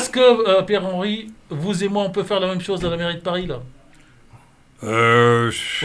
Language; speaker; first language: French; native; French